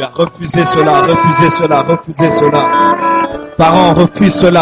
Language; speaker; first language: French; non-native, local second language; Lingala